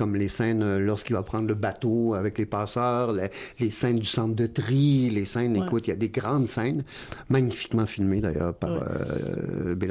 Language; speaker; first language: French; native; French